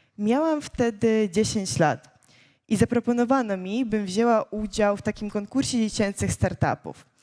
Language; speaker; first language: Polish; early bilingual, other home language; Ukrainian